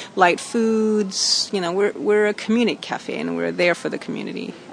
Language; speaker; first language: English; non-native, fluent; German